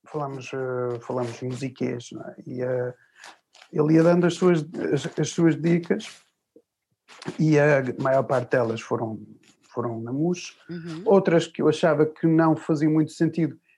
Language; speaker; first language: Portuguese; early bilingual, other home language; English